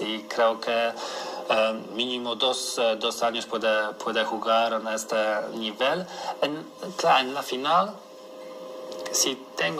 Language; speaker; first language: Spanish; non-native, learner; Polish